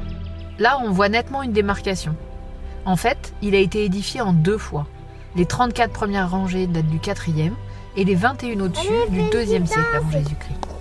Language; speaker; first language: French; native; French